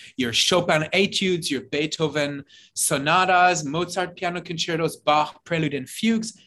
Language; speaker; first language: English; non-native, fluent; Hebrew